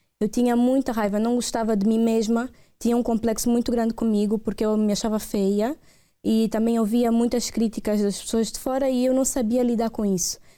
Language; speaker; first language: Portuguese; native; Portuguese